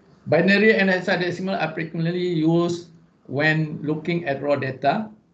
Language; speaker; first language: English; non-native, local second language; Malay